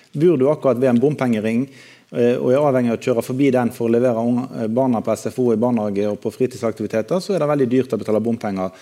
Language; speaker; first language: Norwegian; native; Norwegian